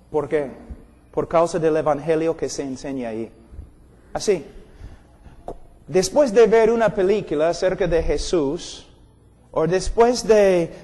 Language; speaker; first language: Spanish; non-native, fluent; English